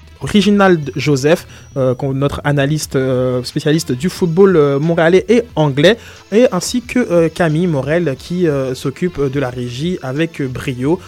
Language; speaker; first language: French; native; French